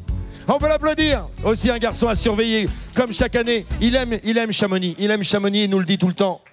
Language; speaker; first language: French; native; French